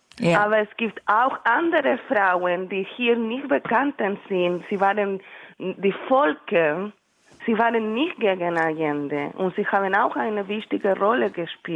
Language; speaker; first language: German; non-native, learner; Spanish